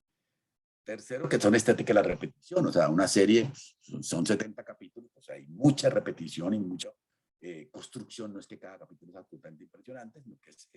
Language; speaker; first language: Spanish; native; Spanish